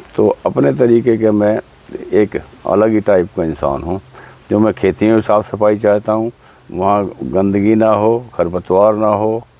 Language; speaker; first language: Hindi; native; Hindi